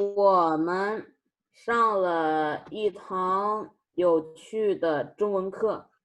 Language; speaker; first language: Chinese; non-native, learner; Indonesian